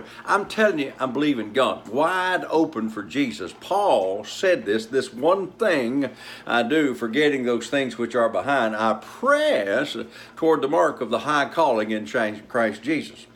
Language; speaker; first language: English; native; English